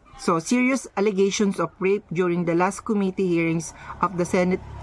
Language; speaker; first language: English; non-native, local second language; Filipino